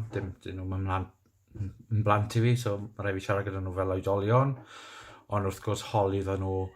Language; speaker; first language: Welsh; native; Welsh